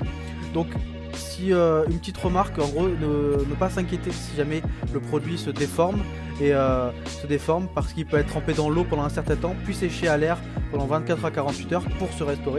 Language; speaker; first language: French; native; French